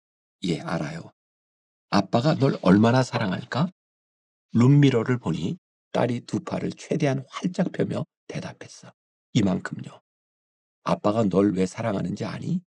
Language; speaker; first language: Korean; native; Korean